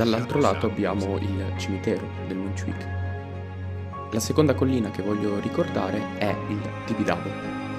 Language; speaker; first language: Italian; native; Italian